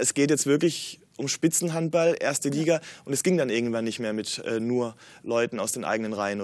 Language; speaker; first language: German; native; German